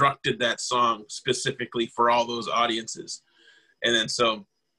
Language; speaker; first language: English; native; English